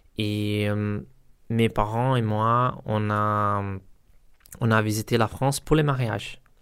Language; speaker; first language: French; non-native, learner; Portuguese